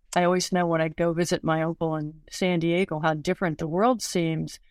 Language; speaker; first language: English; native; English